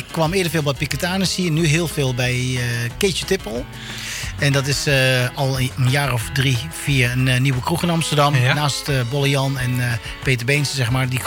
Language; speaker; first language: Dutch; native; Dutch